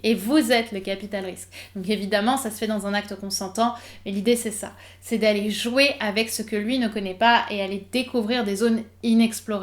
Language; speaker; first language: French; native; French